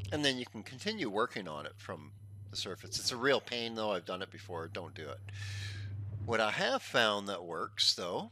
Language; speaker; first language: English; native; English